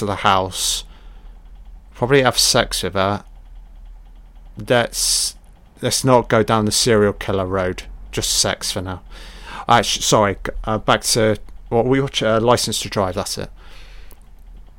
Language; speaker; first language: English; native; English